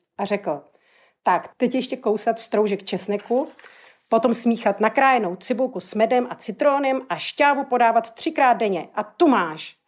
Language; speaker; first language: Czech; native; Czech